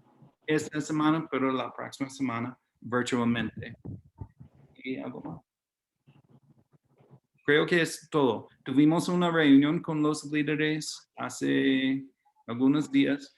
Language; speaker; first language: Spanish; non-native, fluent; English